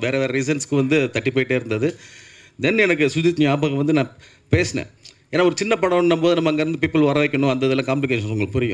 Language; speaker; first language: Tamil; native; Tamil